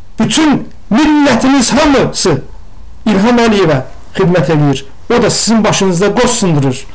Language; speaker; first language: Azerbaijani; non-native, local second language; Talysh